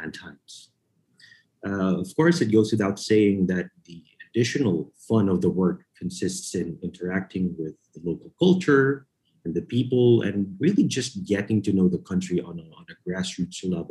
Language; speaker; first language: English; non-native, local second language; Filipino